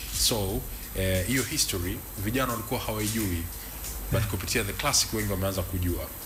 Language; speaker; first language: Swahili; native; Swahili